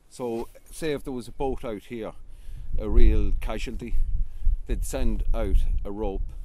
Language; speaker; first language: English; native; English